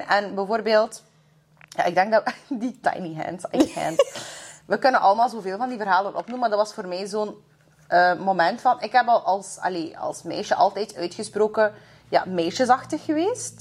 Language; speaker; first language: Dutch; native; Dutch